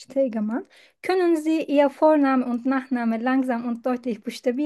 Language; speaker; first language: German; non-native, learner; Turkish